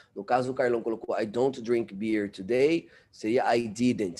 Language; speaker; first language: English; non-native, fluent; Portuguese